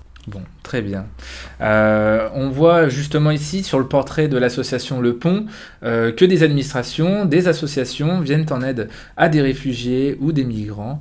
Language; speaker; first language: French; native; French